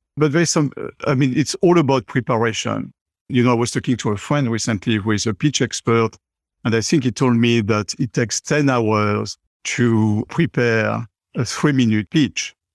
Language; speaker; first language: English; non-native, fluent; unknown